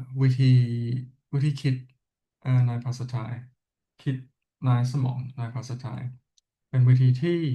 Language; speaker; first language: Thai; non-native, learner; English